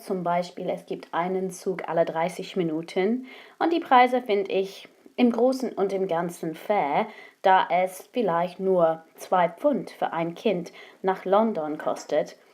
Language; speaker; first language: German; non-native, fluent; English